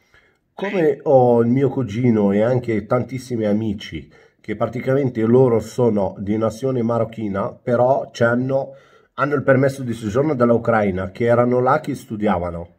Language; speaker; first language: Italian; non-native, fluent; Arabic